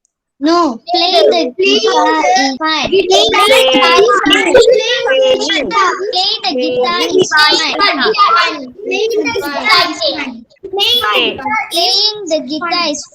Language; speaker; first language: English; non-native, local second language; Tamil